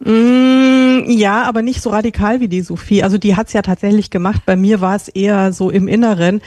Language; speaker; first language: German; native; German